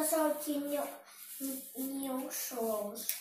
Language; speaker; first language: Vietnamese; early bilingual, heritage; Vietnamese